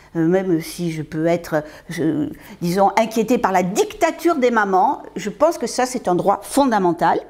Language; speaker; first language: French; native; French